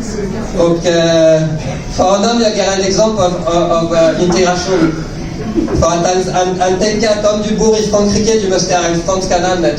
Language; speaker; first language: Swedish; non-native, learner; French